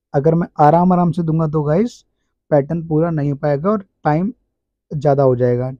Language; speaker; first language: Hindi; native; Hindi